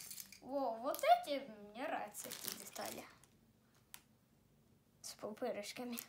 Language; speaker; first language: Russian; early bilingual, heritage; Russian